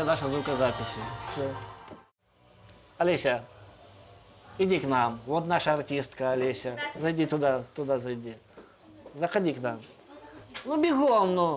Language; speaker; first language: Russian; native; Russian